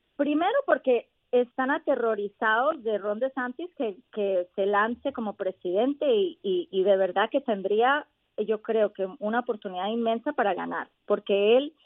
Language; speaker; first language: Spanish; native; Spanish